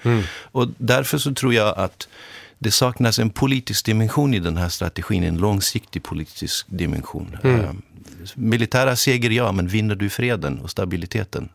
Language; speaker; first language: Swedish; native; Swedish